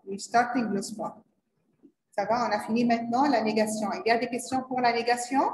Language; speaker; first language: French; non-native, learner; Arabic